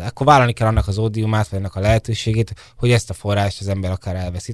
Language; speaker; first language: Hungarian; native; Hungarian